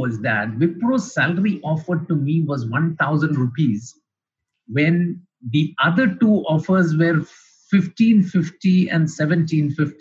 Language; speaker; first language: English; non-native, local second language; Malayalam